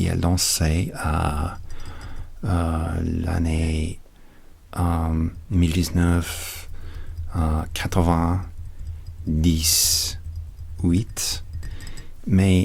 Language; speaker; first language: French; non-native, learner; English